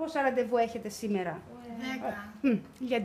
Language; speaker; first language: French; non-native, learner; Greek